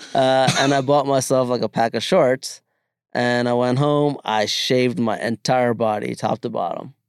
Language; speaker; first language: English; early bilingual, other home language; Malayalam